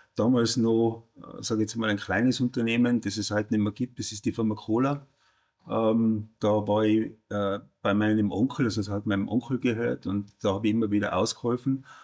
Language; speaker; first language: German; native; German